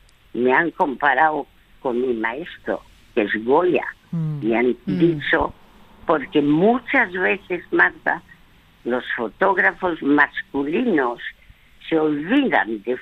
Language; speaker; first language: Spanish; early bilingual, other home language; French